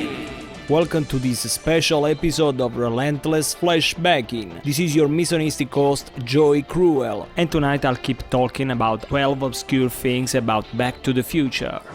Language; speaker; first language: English; non-native, fluent; Italian